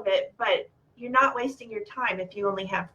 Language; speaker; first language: English; native; English